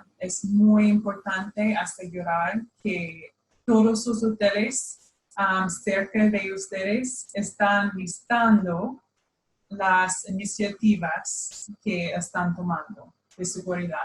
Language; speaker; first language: Spanish; non-native, fluent; English